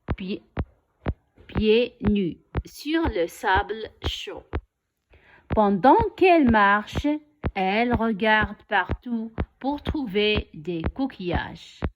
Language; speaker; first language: French; non-native, local second language; Arabic